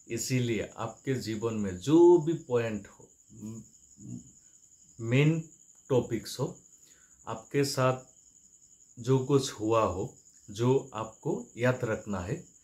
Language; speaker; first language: Hindi; non-native, local second language; Assamese